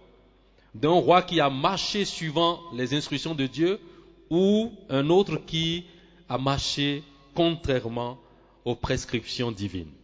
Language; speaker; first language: French; non-native, local second language; Swahili